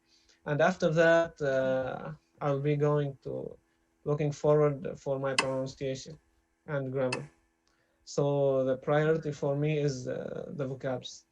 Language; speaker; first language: English; non-native, learner; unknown